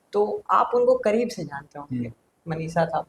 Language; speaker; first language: Hindi; native; Hindi